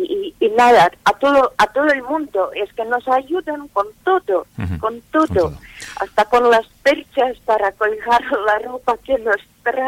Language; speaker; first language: Spanish; non-native, fluent; Ukrainian